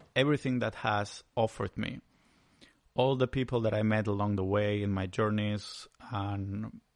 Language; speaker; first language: English; non-native, fluent; Spanish